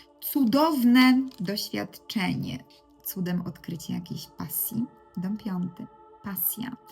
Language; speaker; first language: Polish; native; Polish